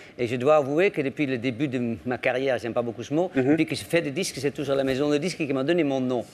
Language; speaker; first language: French; non-native, fluent; Dutch